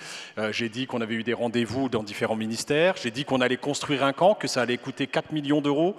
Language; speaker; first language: French; native; French